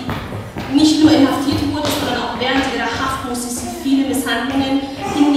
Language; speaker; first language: German; non-native, fluent; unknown